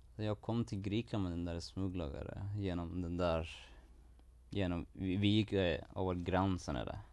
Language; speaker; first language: Swedish; non-native, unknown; Persian